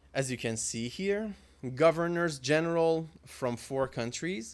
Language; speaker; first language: English; non-native, fluent; Persian